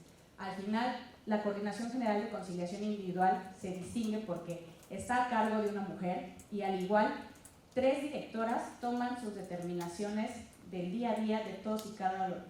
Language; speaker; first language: Spanish; native; Spanish